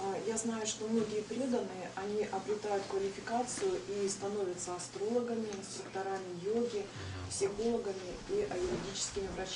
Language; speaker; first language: Russian; native; Russian